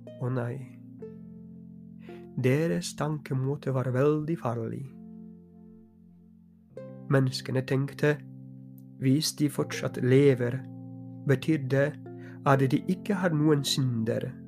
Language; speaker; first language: Norwegian; non-native, fluent; Polish